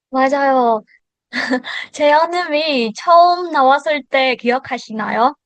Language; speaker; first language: Korean; non-native, learner; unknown